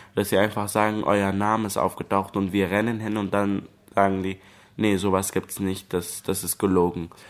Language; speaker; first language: German; early bilingual, other home language; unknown